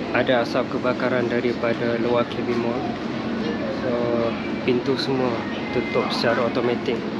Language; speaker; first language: Malay; non-native, fluent; Western Cham